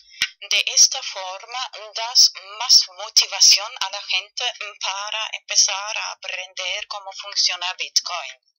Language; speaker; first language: Spanish; non-native, fluent; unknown